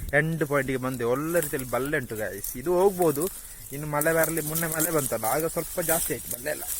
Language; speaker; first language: Kannada; native; Kannada